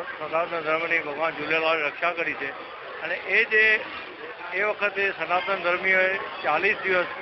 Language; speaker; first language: Gujarati; non-native, local second language; Sindhi